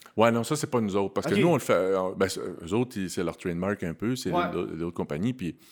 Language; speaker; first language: French; native; French